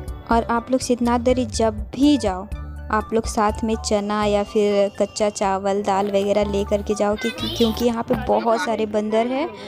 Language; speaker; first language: Hindi; native; Hindi